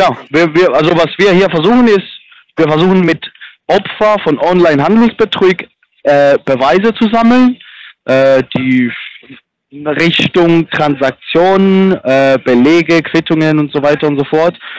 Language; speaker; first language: German; non-native, fluent; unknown